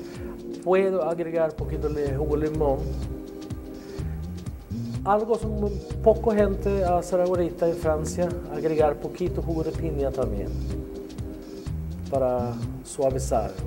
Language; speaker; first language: Spanish; non-native, learner; Swedish